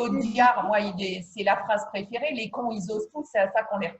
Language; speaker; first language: French; native; French